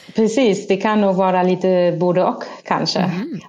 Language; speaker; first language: Swedish; non-native, fluent; German